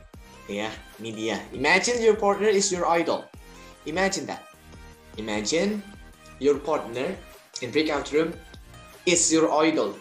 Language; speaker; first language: English; non-native, learner; Indonesian